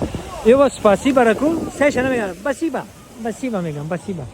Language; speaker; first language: Russian; non-native, learner; Tajik